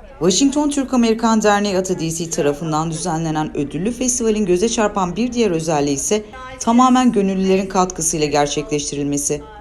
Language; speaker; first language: Turkish; native; Turkish